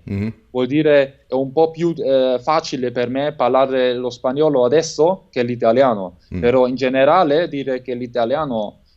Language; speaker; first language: Italian; non-native, fluent; German